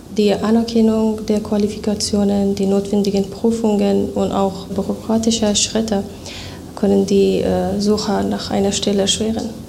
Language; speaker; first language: German; non-native, fluent; Persian